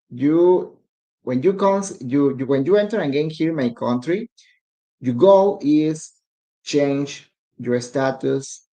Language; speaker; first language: English; non-native, learner; Spanish